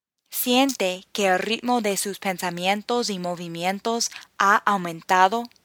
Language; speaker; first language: Spanish; non-native, fluent; English